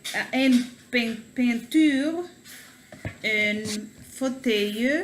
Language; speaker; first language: French; non-native, learner; Spanish